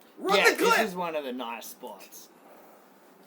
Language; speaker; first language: English; native; English